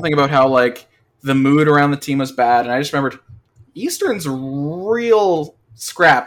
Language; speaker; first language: English; native; English